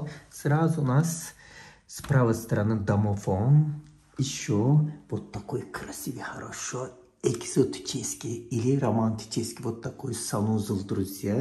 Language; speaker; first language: Russian; non-native, fluent; Turkish